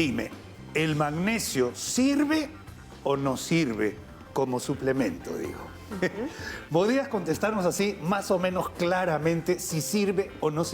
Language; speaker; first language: Spanish; native; Spanish